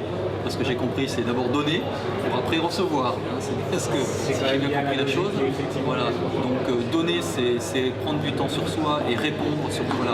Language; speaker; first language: French; native; French